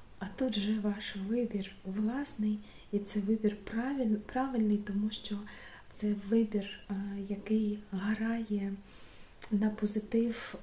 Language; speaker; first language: Ukrainian; non-native, local second language; Russian